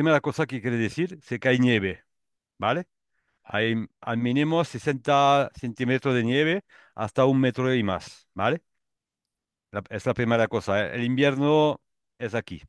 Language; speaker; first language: Spanish; non-native, learner; French